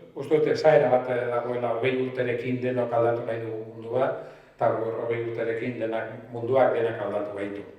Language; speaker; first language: Basque; non-native, local second language; Spanish